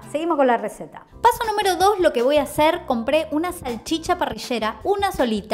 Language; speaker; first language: Spanish; native; Spanish